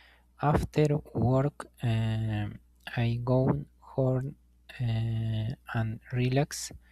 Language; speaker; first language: English; non-native, learner; Spanish